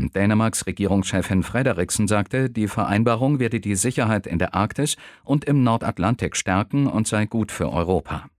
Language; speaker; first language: German; native; German